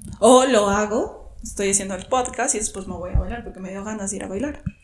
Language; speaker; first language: Spanish; native; Spanish